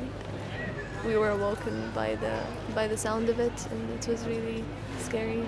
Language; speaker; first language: English; non-native, fluent; Arabic